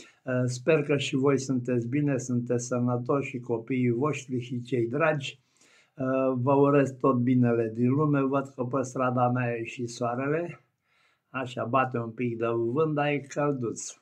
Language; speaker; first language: Romanian; native; Romanian